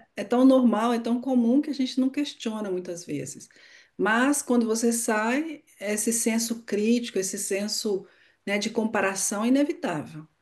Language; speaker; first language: Portuguese; native; Portuguese